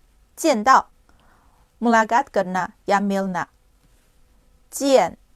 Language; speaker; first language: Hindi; non-native, fluent; Chinese